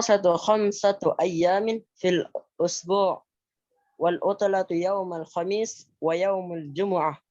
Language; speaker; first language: Arabic; non-native, learner; Indonesian